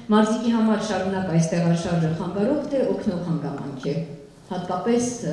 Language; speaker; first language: Armenian; native; Armenian